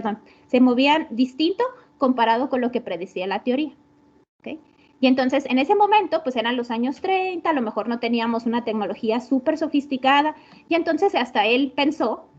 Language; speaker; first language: Spanish; native; Spanish